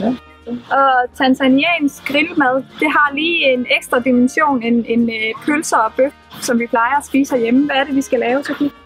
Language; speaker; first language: Danish; native; Danish